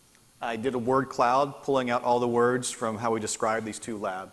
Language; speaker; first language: English; native; English